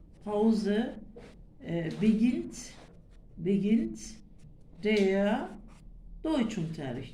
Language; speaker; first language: German; non-native, fluent; Turkish